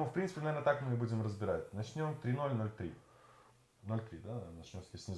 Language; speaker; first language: Russian; native; Russian